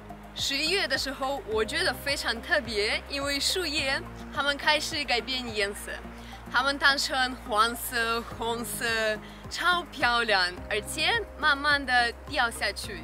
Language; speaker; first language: Chinese; non-native, fluent; Russian